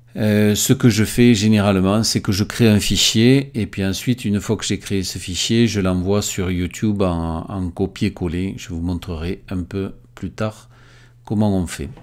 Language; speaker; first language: French; native; French